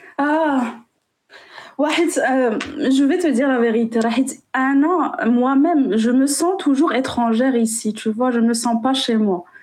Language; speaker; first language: French; non-native, local second language; Arabic